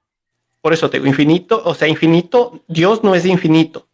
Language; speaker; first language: Spanish; native; Spanish